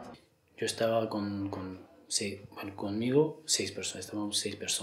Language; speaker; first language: Spanish; non-native, learner; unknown